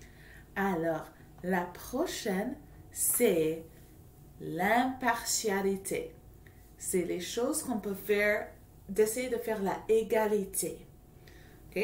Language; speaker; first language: French; non-native, fluent; English